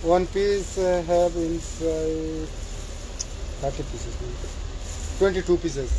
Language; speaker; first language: English; non-native, learner; Kannada